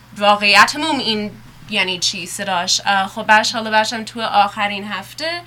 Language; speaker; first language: Persian; early bilingual, heritage; Persian